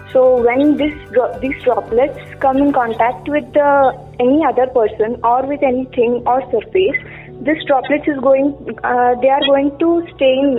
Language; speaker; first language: English; non-native, local second language; Kannada